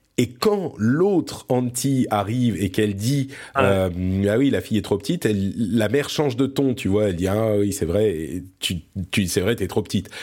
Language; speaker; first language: French; early bilingual, other home language; Arabic